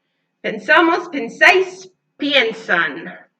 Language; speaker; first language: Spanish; non-native, learner; English